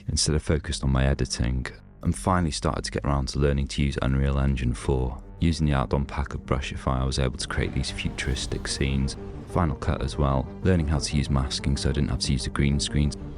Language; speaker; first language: English; native; English